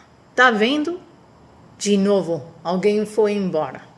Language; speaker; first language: Portuguese; non-native, fluent; Spanish